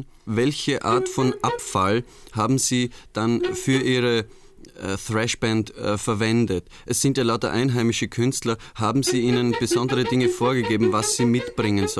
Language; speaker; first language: German; native; German